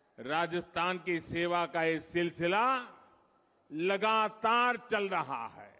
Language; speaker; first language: Hindi; non-native, local second language; Gujarati